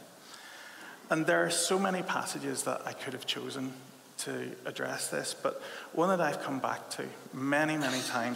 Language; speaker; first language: English; native; English